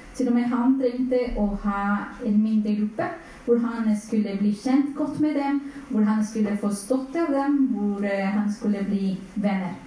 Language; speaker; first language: Norwegian; non-native, fluent; Spanish